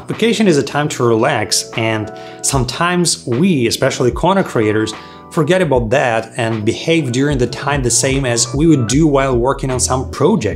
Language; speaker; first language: English; non-native, fluent; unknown